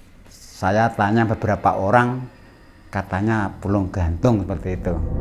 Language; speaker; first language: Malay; non-native, local second language; Javanese